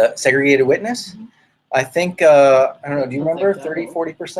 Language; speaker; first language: English; native; English